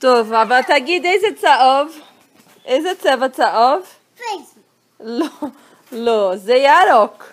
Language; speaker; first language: Hebrew; non-native, fluent; Portuguese